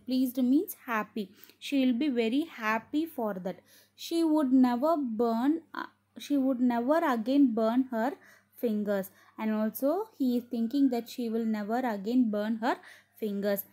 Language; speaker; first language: English; non-native, local second language; Tamil